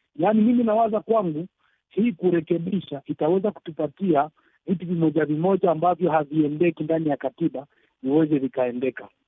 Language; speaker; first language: Swahili; native; Swahili